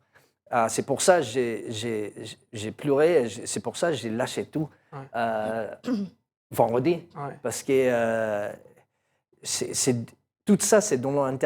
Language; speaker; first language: French; non-native, learner; English